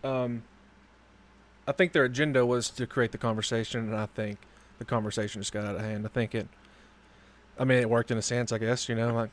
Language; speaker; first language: English; native; English